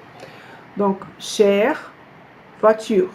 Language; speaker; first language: French; non-native, fluent; Portuguese